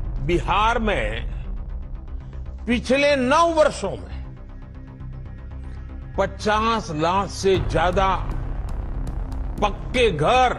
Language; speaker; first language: Hindi; non-native, local second language; Gujarati